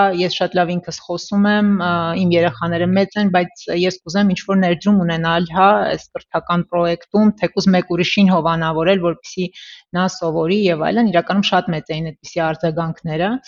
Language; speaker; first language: Armenian; early bilingual, heritage; Armenian